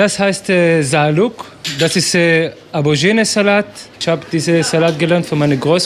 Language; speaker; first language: German; non-native, learner; Hebrew